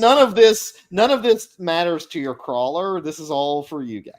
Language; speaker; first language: English; native; English